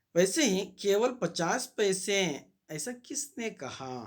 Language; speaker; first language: Hindi; non-native, local second language; Kannada